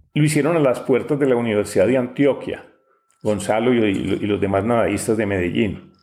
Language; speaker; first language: Spanish; native; Spanish